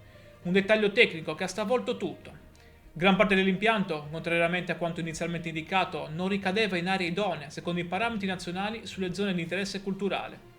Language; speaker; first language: Italian; native; Italian